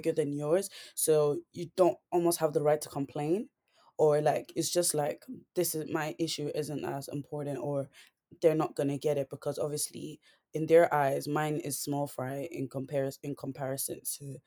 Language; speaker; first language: English; native; English